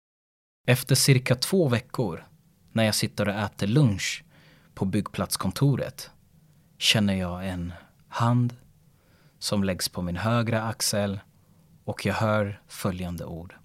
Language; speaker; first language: Swedish; early bilingual, other home language; Lingala